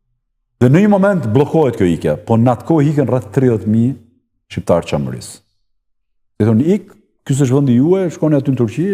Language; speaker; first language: Albanian; native; Albanian